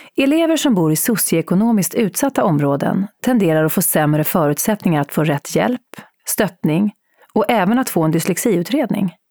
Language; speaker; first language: Swedish; native; Swedish